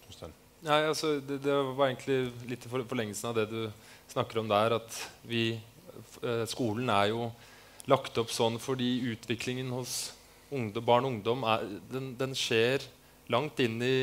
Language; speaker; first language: Norwegian; native; Norwegian